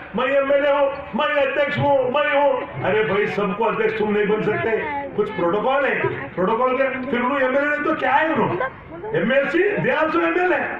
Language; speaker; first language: Hindi; non-native, local second language; Kannada